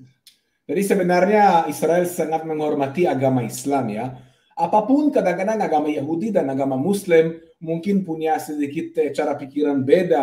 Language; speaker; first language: Indonesian; non-native, fluent; Hebrew